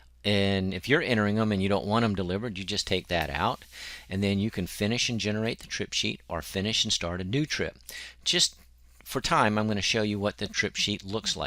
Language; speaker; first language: English; native; English